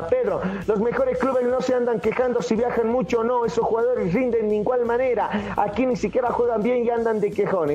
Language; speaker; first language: Spanish; native; Spanish